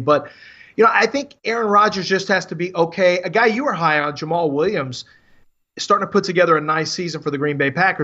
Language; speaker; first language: English; native; English